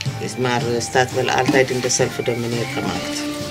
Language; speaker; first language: Dutch; non-native, learner; Amharic